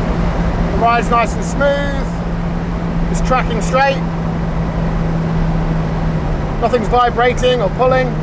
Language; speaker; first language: English; native; English